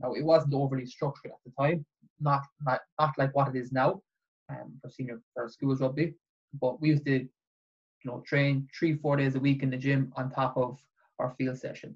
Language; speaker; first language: English; native; English